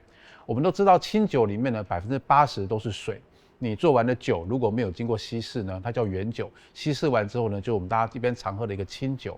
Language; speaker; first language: Chinese; native; Chinese